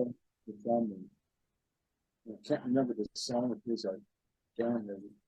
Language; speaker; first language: English; native; English